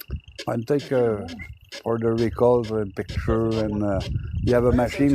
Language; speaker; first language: English; non-native, local second language; French